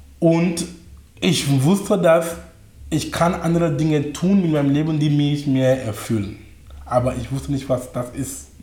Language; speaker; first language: German; non-native, fluent; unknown